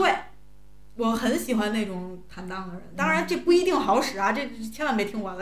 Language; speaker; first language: Chinese; native; Chinese